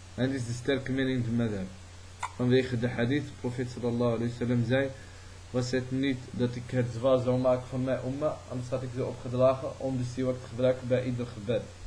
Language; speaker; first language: Dutch; early bilingual, other home language; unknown